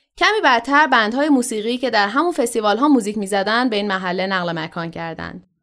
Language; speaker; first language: Persian; native; Persian